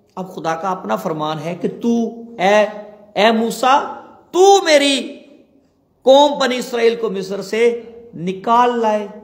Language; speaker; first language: Urdu; non-native, local second language; Punjabi